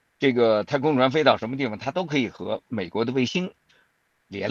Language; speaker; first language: Chinese; native; Chinese